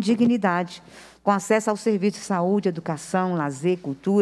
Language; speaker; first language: Portuguese; native; Portuguese